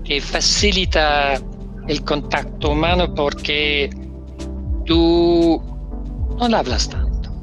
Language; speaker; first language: Spanish; non-native, learner; Danish